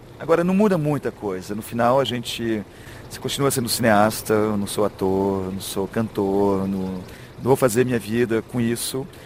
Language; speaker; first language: Portuguese; early bilingual, heritage; Portuguese